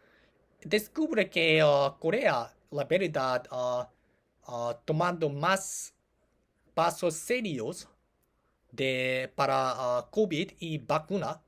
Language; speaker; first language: Spanish; non-native, learner; Korean